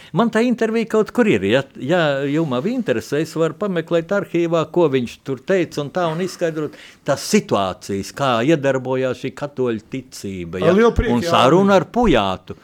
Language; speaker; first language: Latvian; native; Latvian